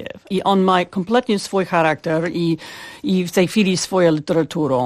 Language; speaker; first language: Polish; non-native, fluent; English